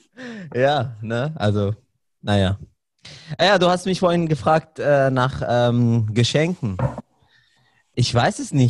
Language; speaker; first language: German; non-native, fluent; Arabic